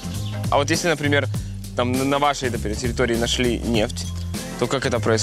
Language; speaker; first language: Russian; native; Russian